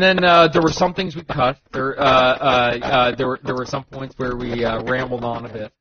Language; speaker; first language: English; native; English